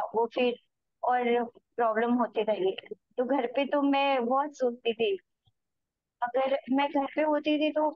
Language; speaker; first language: Hindi; native; Hindi